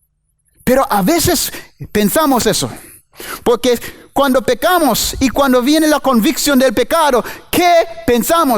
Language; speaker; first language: Spanish; non-native, learner; English